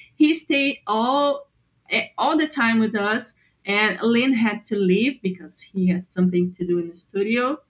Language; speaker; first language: English; non-native, fluent; Portuguese